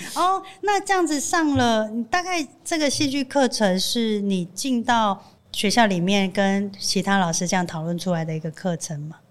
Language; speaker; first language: Chinese; native; Chinese